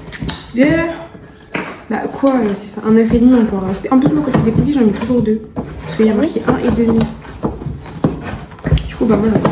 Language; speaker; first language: French; native; French